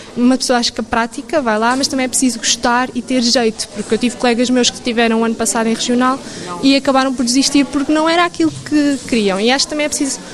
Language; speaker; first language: Portuguese; native; Portuguese